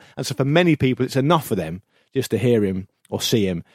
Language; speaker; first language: English; native; English